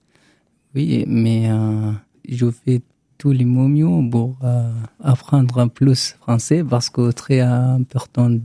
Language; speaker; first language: French; non-native, learner; Arabic